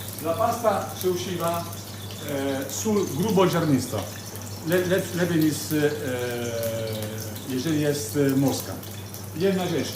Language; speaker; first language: Polish; non-native, learner; Italian